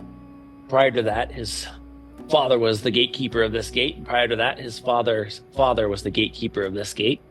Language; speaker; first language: English; native; English